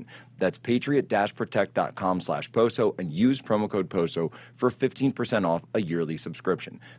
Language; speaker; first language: English; native; English